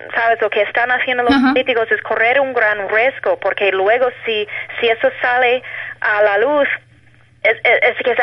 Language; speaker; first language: Spanish; non-native, fluent; English